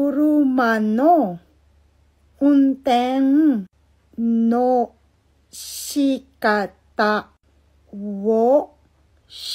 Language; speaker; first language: Japanese; non-native, fluent; Filipino